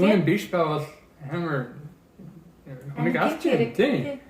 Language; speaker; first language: Mongolian; early bilingual, heritage; English